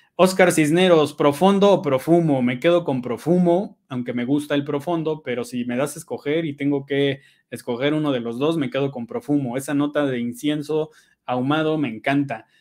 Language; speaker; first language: Spanish; native; Spanish